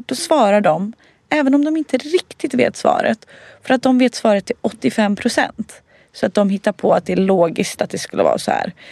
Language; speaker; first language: Swedish; early bilingual, other home language; Bosnian